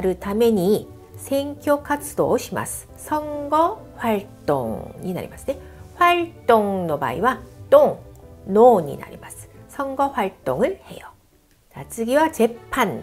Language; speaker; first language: Japanese; non-native, fluent; Korean